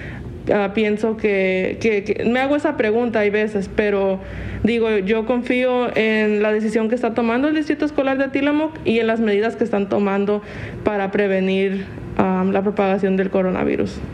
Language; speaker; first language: Spanish; native; Spanish